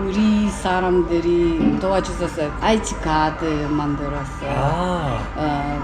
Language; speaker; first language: Korean; early bilingual, heritage; Korean